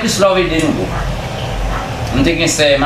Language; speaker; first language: French; non-native, learner; Haitian Creole